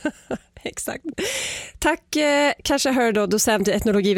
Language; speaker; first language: Swedish; native; Swedish